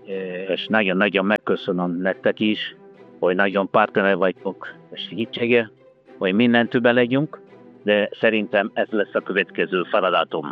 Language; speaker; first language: Hungarian; non-native, fluent; Italian